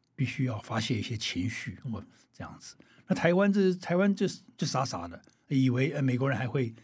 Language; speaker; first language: Chinese; native; Chinese